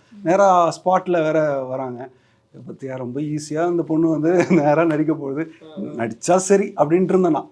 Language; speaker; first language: Tamil; native; Tamil